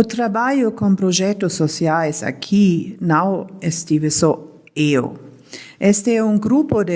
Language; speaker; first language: Portuguese; non-native, learner; German